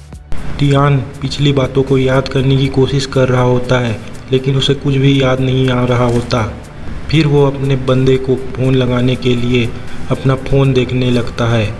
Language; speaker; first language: Hindi; native; Hindi